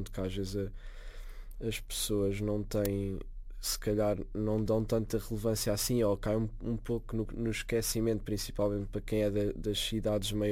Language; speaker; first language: Portuguese; native; Portuguese